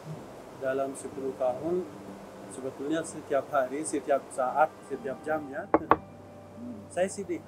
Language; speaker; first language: Indonesian; non-native, learner; Persian